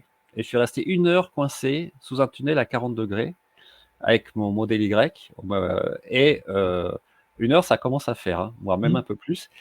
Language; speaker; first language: French; native; French